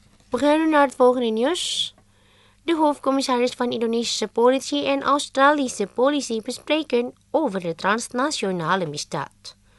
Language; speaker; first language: Dutch; non-native, fluent; Indonesian